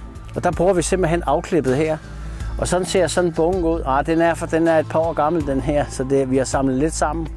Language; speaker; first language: Danish; native; Danish